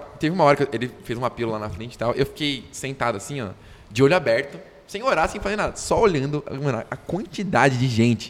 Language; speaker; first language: Portuguese; native; Portuguese